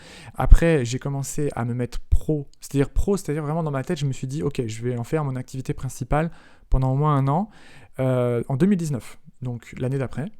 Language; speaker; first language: French; native; French